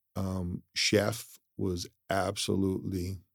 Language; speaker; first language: English; early bilingual, other home language; Italian